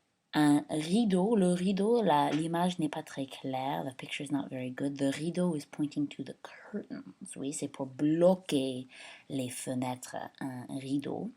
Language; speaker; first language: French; non-native, fluent; English